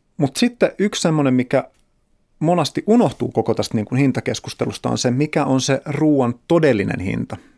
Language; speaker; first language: Finnish; native; Finnish